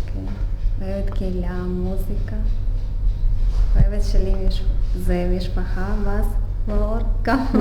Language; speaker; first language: Hebrew; non-native, learner; Ukrainian